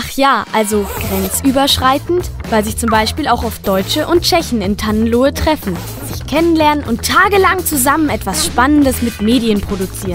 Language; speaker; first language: German; native; German